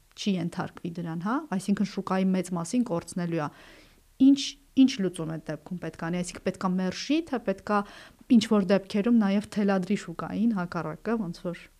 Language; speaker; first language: Armenian; native; Armenian